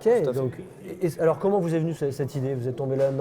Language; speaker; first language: French; native; French